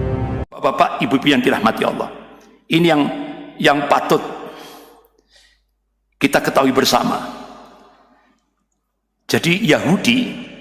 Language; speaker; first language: Indonesian; non-native, local second language; Javanese